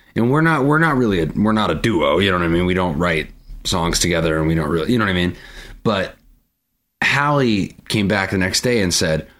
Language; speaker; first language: English; native; English